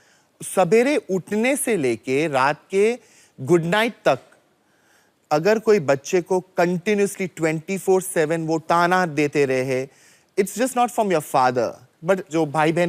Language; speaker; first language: Hindi; native; Hindi